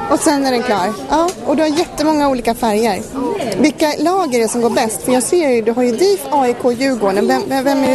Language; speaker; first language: Swedish; native; Swedish